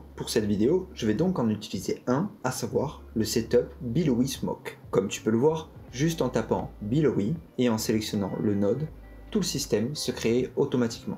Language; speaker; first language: French; native; French